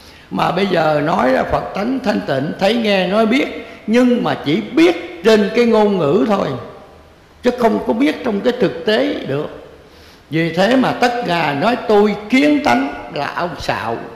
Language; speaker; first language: Vietnamese; native; Vietnamese